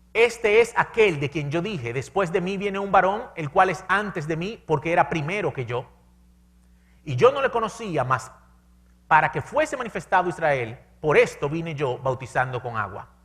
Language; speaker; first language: Spanish; native; Spanish